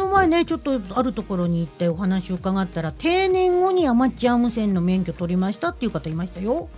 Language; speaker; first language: Japanese; native; Japanese